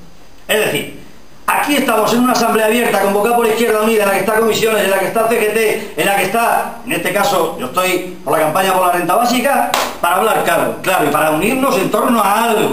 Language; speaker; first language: Spanish; native; Spanish